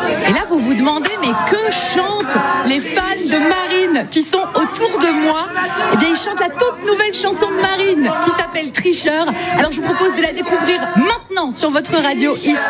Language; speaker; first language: French; native; French